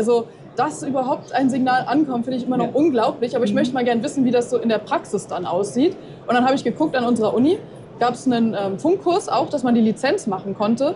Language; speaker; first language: German; native; German